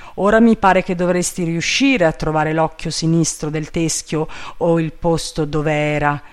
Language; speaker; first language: Italian; native; Italian